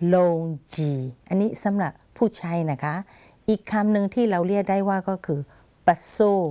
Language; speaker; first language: Thai; non-native, fluent; Burmese